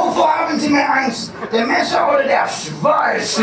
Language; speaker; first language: German; non-native, fluent; English